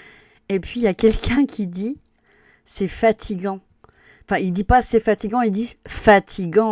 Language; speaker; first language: French; native; French